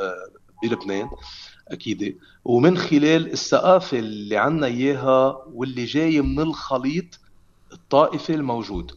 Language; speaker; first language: Arabic; native; Arabic